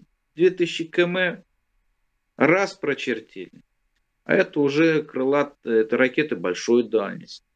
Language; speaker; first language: Russian; native; Russian